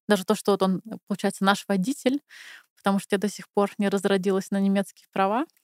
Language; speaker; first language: Russian; native; Russian